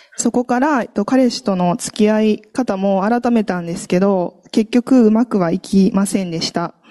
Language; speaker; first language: Japanese; native; Japanese